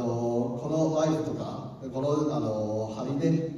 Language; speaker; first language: Japanese; non-native, learner; Cantonese